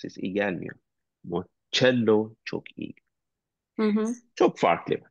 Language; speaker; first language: Turkish; non-native, learner; Persian